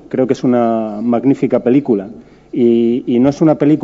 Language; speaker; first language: Spanish; native; Spanish